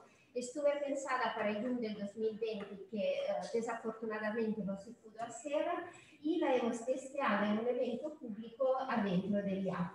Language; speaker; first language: Spanish; non-native, fluent; Italian